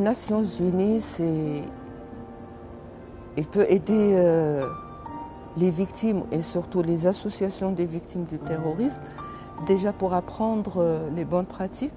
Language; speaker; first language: French; non-native, local second language; Arabic